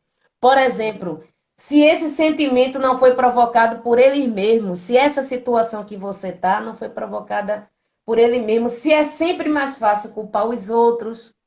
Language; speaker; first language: Portuguese; native; Portuguese